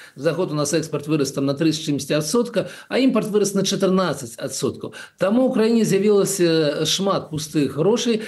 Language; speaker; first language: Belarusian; native; Belarusian